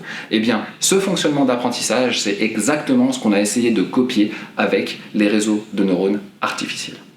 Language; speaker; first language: French; native; French